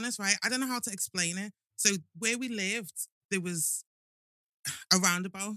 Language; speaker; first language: English; native; English